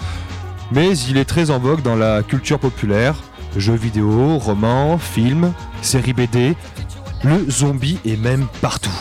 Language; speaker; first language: French; native; French